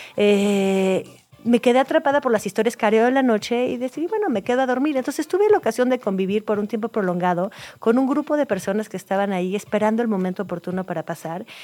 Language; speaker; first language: Spanish; native; Spanish